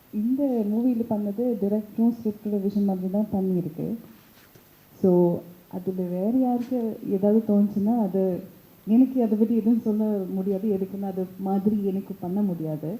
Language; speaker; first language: Tamil; early bilingual, heritage; Tamil